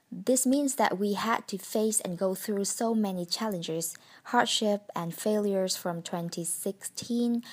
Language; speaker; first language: English; non-native, fluent; Vietnamese